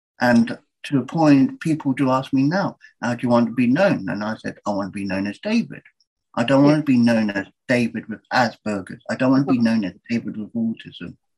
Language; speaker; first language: English; native; English